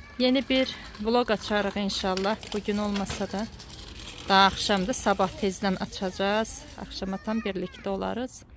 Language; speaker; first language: Azerbaijani; early bilingual, heritage; Azerbaijani